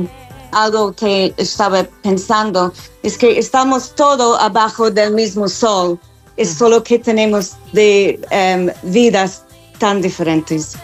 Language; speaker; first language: Spanish; non-native, fluent; English